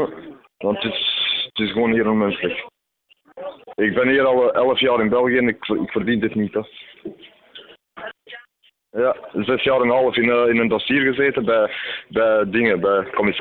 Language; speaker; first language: Dutch; non-native, fluent; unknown